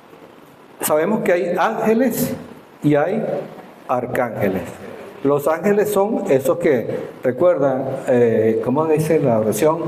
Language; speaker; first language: Spanish; native; Spanish